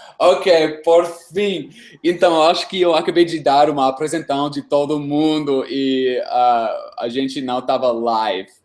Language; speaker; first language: Portuguese; non-native, fluent; English